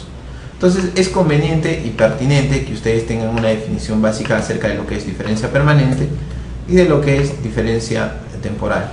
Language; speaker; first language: Spanish; native; Spanish